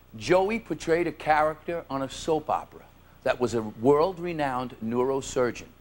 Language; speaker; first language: English; native; English